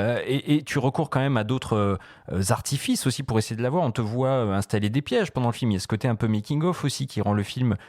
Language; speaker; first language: French; native; French